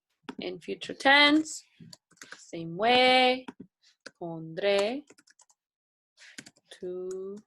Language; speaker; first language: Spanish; non-native, fluent; English